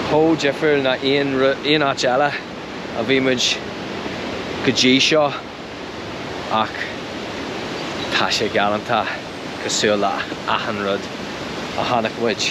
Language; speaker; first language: Irish; non-native, local second language; English